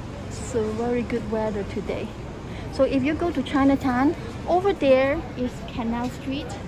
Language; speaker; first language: English; non-native, learner; Cantonese